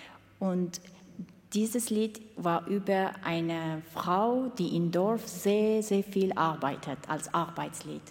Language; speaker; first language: German; non-native, fluent; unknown